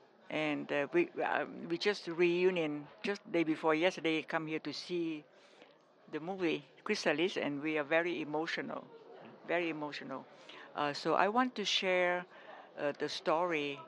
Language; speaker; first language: English; non-native, fluent; Vietnamese